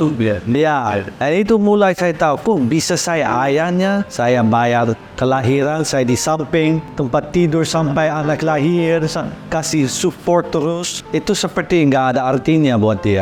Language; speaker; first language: Indonesian; non-native, learner; Dutch